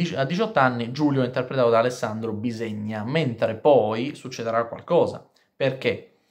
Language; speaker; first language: Italian; native; Italian